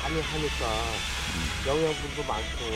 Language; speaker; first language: Korean; native; Korean